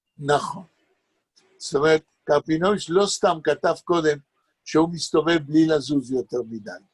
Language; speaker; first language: Hebrew; native; Hebrew